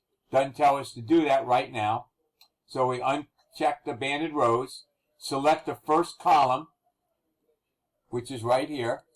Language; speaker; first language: English; native; English